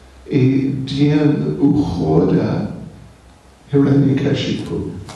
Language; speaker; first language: Russian; non-native, learner; English